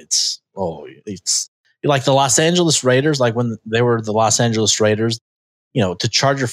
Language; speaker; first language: English; native; English